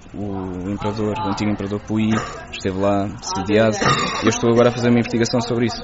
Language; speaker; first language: Portuguese; native; Portuguese